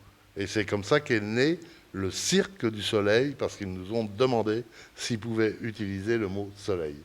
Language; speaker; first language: French; early bilingual, other home language; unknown